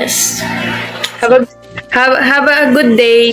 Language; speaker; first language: English; non-native, local second language; Filipino